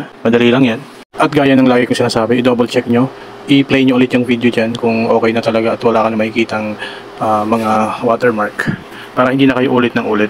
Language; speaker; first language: Filipino; native; Filipino